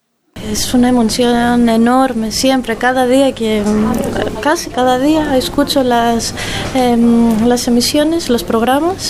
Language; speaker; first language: Spanish; non-native, fluent; Greek